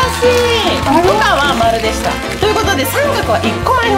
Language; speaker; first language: Japanese; native; Japanese